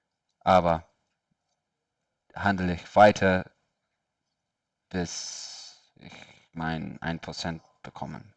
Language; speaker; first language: German; non-native, learner; English